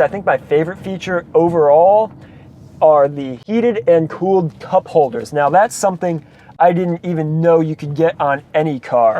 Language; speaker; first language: English; native; English